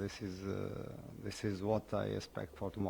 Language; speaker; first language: English; non-native, fluent; Portuguese